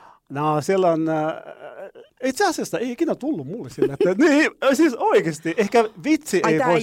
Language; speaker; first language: Finnish; non-native, learner; Arabic